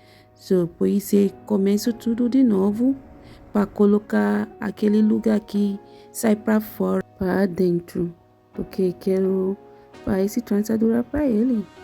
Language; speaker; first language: Portuguese; non-native, learner; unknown